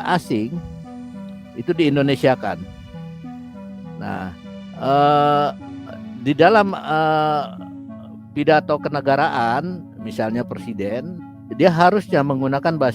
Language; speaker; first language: Indonesian; native; Indonesian